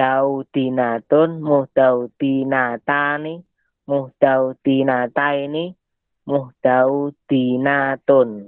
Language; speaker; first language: Arabic; non-native, learner; Indonesian